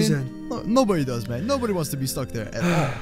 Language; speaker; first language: English; native; English